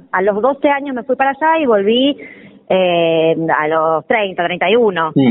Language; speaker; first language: Spanish; native; Spanish